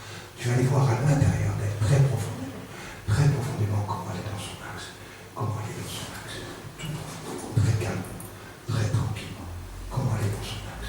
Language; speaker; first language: French; native; French